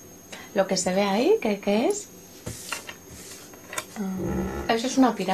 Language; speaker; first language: Spanish; non-native, fluent; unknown